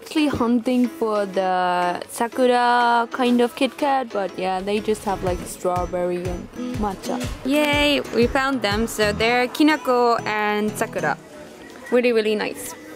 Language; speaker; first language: English; non-native, fluent; German